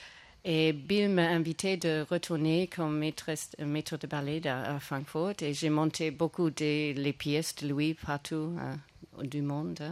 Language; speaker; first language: French; non-native, fluent; English